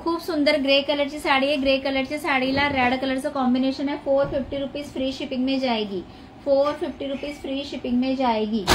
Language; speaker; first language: Hindi; non-native, local second language; Marathi